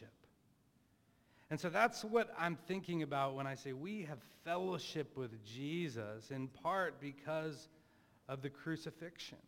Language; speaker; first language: English; native; English